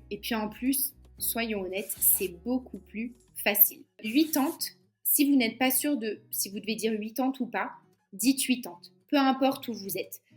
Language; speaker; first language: French; native; French